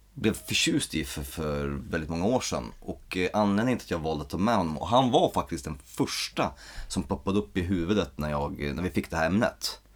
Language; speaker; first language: Swedish; native; Swedish